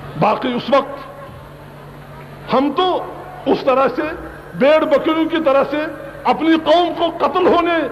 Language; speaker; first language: Urdu; non-native, local second language; Kashmiri